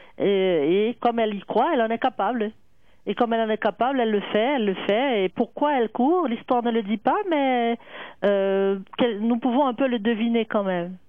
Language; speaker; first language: French; native; French